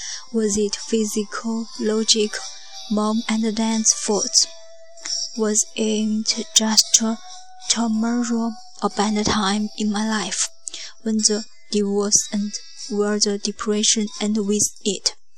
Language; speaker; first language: English; non-native, learner; Chinese